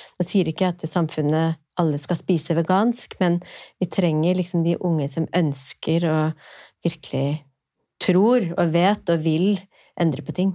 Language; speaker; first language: Norwegian; native; Norwegian